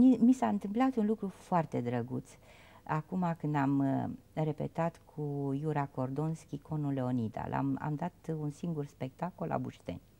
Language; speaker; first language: Romanian; native; Romanian